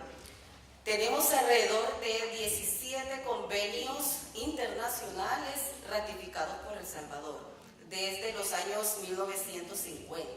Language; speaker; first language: Spanish; native; Spanish